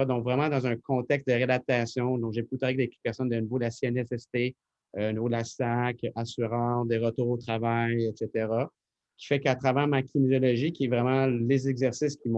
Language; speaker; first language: French; native; French